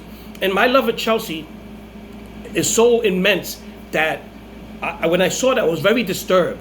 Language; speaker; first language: English; native; English